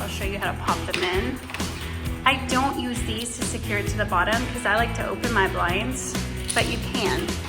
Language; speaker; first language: English; native; English